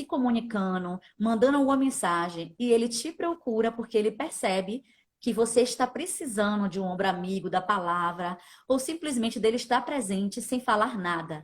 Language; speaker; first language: Portuguese; native; Portuguese